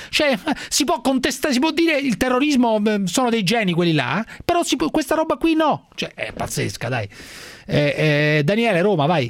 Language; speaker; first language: Italian; native; Italian